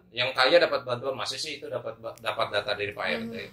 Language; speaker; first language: Indonesian; non-native, local second language; Sundanese